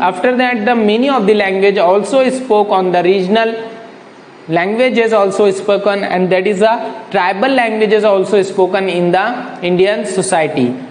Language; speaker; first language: English; non-native, local second language; Marathi